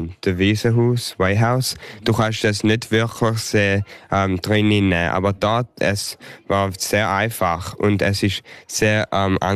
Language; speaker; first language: German; early bilingual, heritage; English